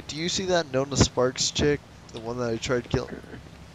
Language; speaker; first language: English; native; English